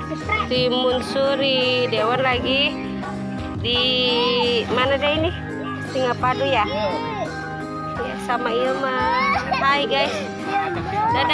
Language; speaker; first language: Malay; non-native, local second language; Sundanese